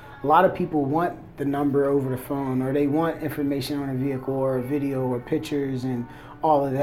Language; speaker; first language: English; native; English